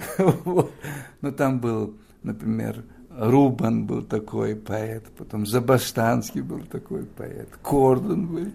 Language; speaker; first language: Russian; non-native, fluent; Greek